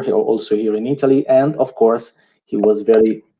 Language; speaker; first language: English; non-native, fluent; Italian